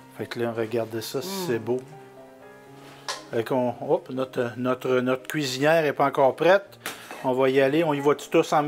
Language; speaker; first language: French; native; French